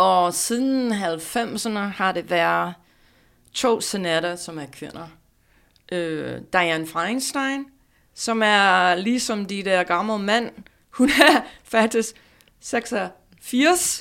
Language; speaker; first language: Danish; non-native, fluent; English